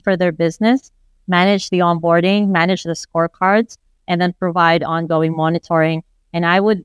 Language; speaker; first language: English; non-native, local second language; Filipino